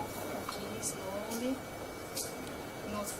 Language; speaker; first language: English; non-native, learner; Russian